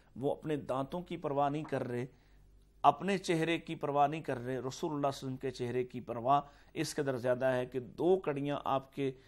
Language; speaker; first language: Urdu; native; Urdu